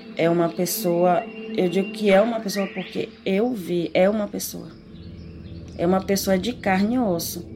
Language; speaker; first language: Portuguese; native; Portuguese